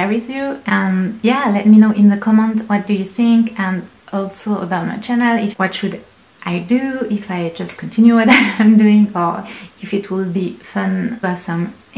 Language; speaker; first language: English; non-native, fluent; French